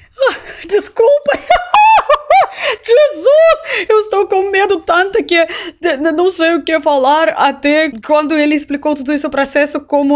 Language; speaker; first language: Portuguese; non-native, learner; Russian